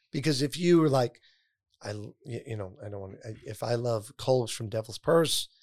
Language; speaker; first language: English; native; English